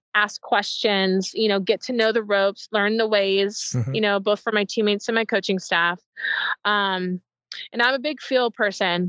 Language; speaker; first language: English; native; English